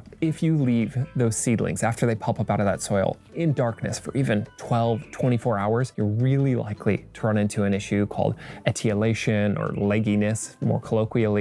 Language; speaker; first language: English; native; English